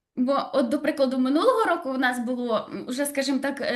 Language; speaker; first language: Ukrainian; native; Ukrainian